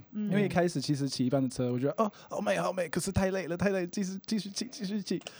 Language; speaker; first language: Chinese; non-native, fluent; English